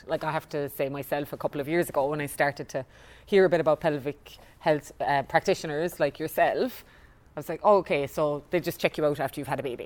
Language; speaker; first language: English; native; English